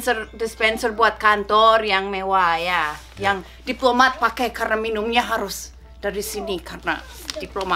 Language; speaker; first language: Indonesian; non-native, fluent; English